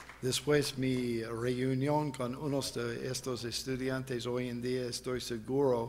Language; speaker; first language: Spanish; non-native, fluent; English